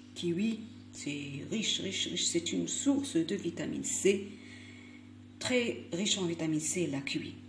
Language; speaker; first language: French; non-native, local second language; Arabic